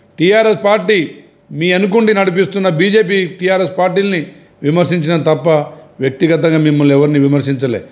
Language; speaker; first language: Telugu; non-native, local second language; Lambadi